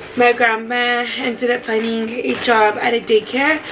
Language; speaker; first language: English; early bilingual, other home language; Spanish